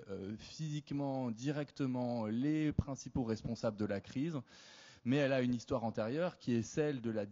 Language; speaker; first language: French; native; French